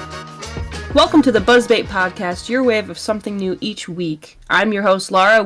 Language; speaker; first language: English; native; English